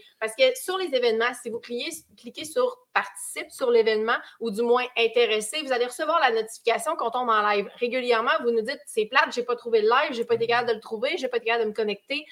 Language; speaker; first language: French; native; French